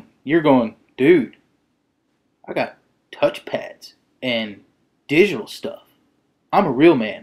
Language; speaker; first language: English; native; English